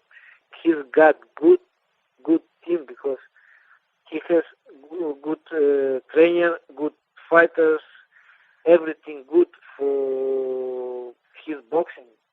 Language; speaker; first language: English; non-native, learner; Russian